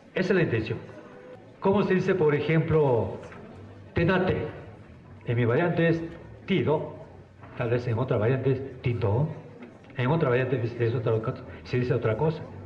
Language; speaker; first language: Spanish; non-native, local second language; Mixtepec Mixtec